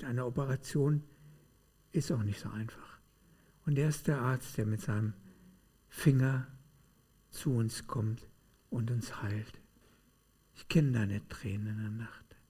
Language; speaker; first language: German; native; German